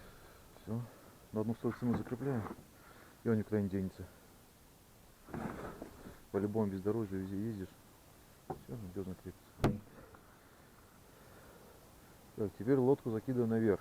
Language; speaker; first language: Russian; native; Russian